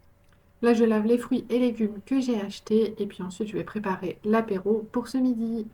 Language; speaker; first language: French; native; French